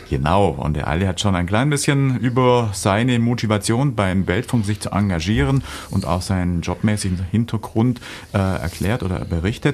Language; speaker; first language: German; native; German